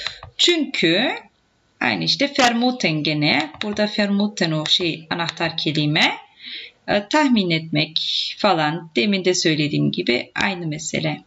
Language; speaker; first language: Turkish; native; Turkish